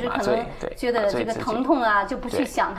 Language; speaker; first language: Chinese; native; Chinese